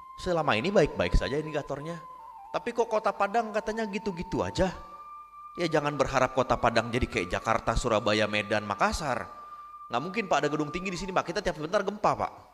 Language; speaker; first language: Indonesian; non-native, local second language; Minangkabau